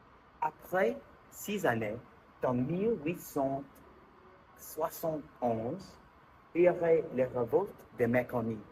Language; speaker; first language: French; non-native, learner; English